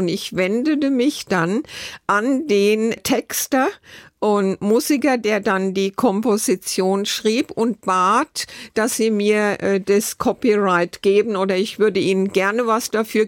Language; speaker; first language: German; native; German